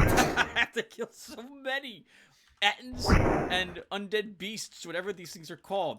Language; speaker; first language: English; native; English